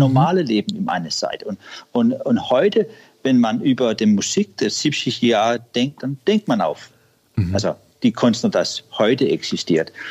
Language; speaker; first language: German; non-native, learner; Danish